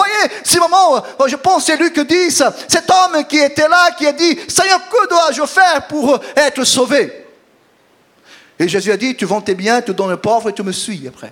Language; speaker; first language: French; non-native, fluent; Portuguese